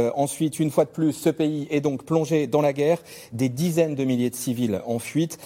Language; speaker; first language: French; native; French